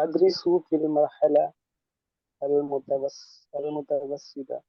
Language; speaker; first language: Arabic; non-native, learner; Urdu